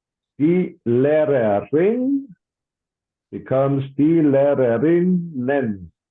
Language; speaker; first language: German; non-native, fluent; English